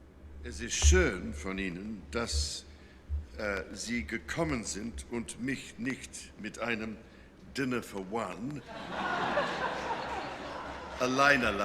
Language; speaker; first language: German; non-native, fluent; English